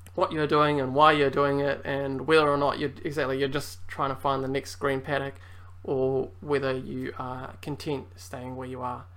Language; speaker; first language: English; native; English